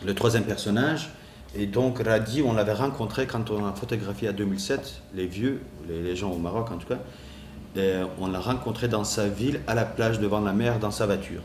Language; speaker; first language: French; non-native, fluent; Kurdish